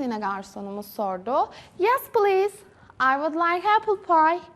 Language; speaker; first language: English; non-native, fluent; Turkish